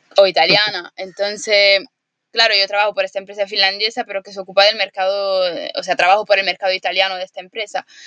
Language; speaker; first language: Spanish; non-native, fluent; Italian